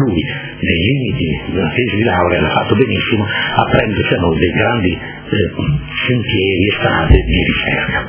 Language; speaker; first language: Italian; native; Italian